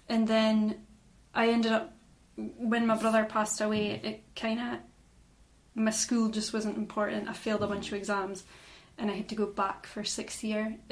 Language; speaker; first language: English; native; English